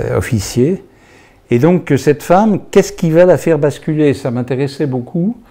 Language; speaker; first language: French; native; French